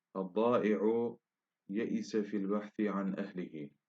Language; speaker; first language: Arabic; non-native, fluent; Turkish